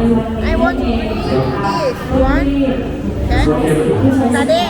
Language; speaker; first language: English; non-native, learner; Thai